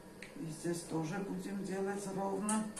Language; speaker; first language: Russian; non-native, local second language; Armenian